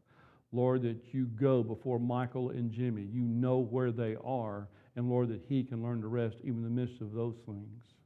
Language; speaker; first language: English; native; English